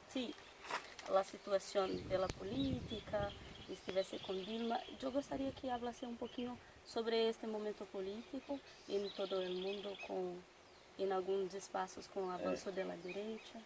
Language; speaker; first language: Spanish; non-native, learner; Portuguese